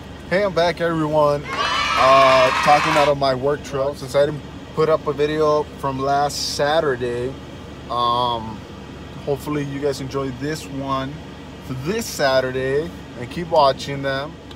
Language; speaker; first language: English; early bilingual, other home language; Spanish